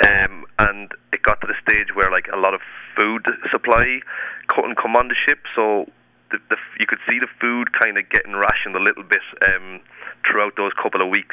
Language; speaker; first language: English; native; English